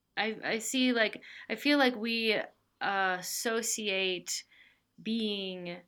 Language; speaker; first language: English; native; English